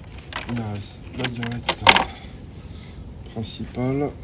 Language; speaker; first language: French; native; French